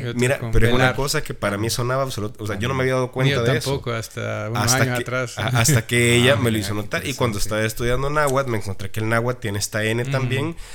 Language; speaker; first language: Spanish; native; Spanish